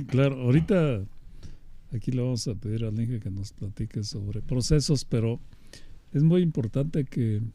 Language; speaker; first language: Spanish; native; Spanish